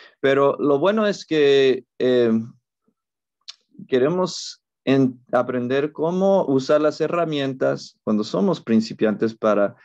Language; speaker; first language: Spanish; non-native, fluent; English